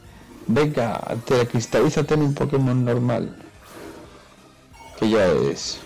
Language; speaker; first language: Spanish; native; Spanish